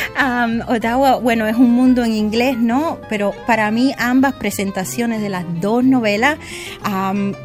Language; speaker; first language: Spanish; native; Spanish